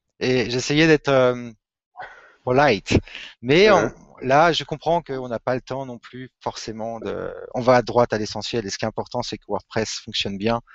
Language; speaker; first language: French; native; French